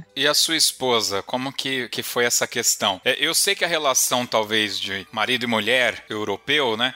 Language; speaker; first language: Portuguese; native; Portuguese